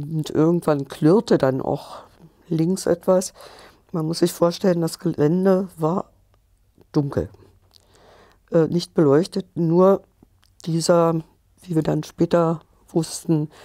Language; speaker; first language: German; native; German